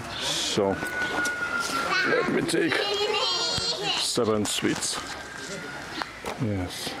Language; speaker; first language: English; non-native, learner; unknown